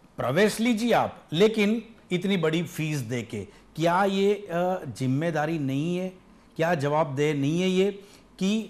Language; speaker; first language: Hindi; non-native, local second language; Gujarati